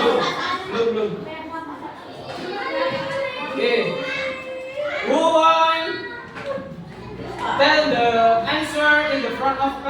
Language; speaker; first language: English; non-native, learner; Indonesian